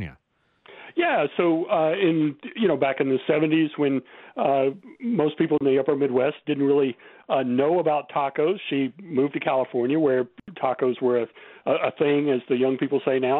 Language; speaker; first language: English; native; English